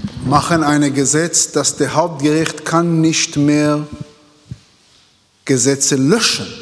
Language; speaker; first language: German; non-native, learner; Hebrew